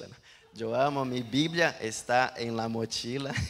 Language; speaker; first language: Spanish; non-native, learner; Portuguese